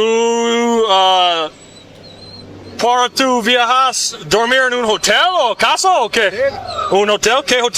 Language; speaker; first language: Spanish; non-native, learner; English